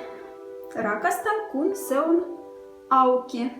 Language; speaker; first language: Finnish; non-native, learner; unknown